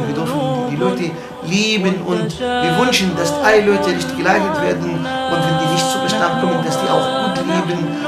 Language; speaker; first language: German; non-native, fluent; Arabic